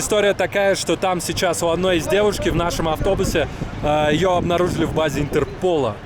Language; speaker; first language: Russian; native; Russian